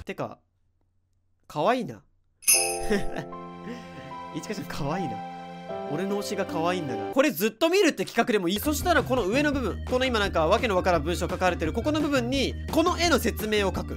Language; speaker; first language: Japanese; native; Japanese